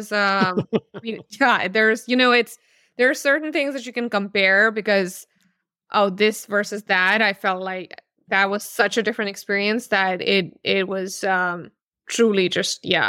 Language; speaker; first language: English; non-native, local second language; Urdu